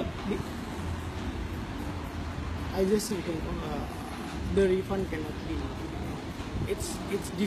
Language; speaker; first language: English; non-native, learner; Indonesian